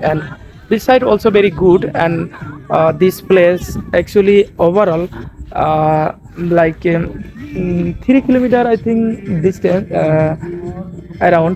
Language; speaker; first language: English; non-native, learner; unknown